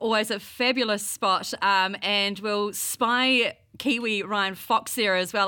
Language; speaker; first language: English; native; English